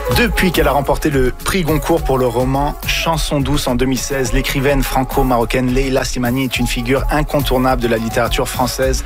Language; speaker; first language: French; early bilingual, other home language; Arabic